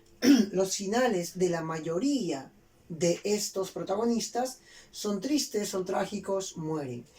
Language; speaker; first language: Spanish; native; Spanish